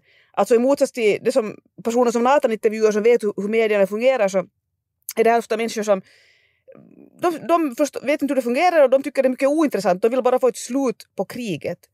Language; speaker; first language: Swedish; native; Swedish